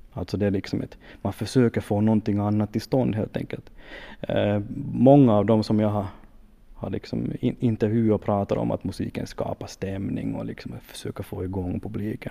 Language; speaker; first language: Swedish; native; Swedish